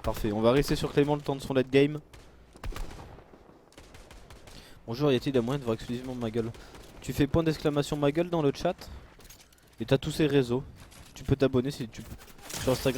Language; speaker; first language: French; native; French